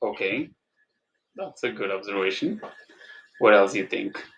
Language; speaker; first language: English; non-native, fluent; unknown